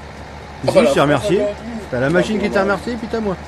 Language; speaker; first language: French; native; French